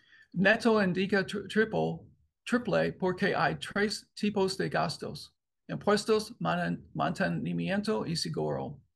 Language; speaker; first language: Spanish; non-native, learner; English